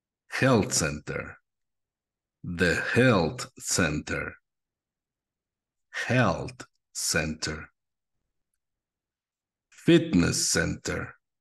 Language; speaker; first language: English; non-native, fluent; Spanish